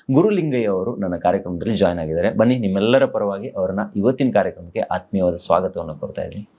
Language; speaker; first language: Kannada; native; Kannada